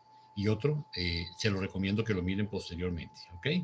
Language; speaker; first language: Spanish; native; Spanish